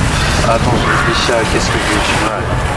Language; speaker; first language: French; native; French